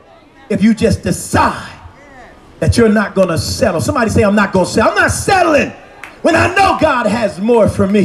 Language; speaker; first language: English; native; English